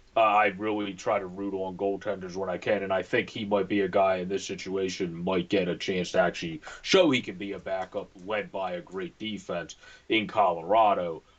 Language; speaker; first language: English; native; English